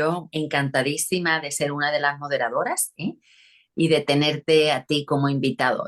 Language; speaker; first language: Spanish; native; Spanish